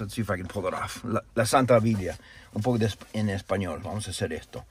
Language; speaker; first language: Spanish; non-native, learner; English